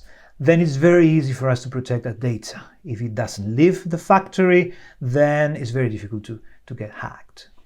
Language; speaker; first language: English; non-native, fluent; Spanish